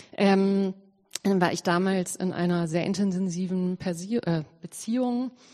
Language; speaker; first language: German; early bilingual, other home language; Serbian